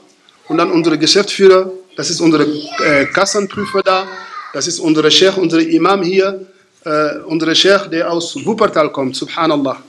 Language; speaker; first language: German; non-native, fluent; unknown